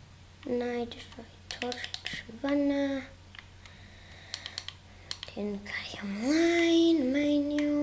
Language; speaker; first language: Welsh; non-native, local second language; English